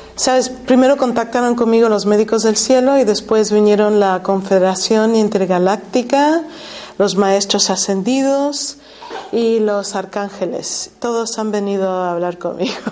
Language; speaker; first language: Spanish; early bilingual, heritage; Spanish